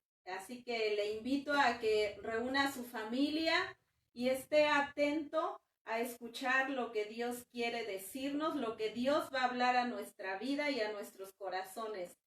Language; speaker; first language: Spanish; native; Spanish